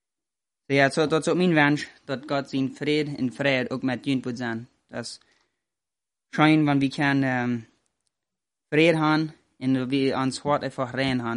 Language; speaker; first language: German; non-native, learner; Plautdietsch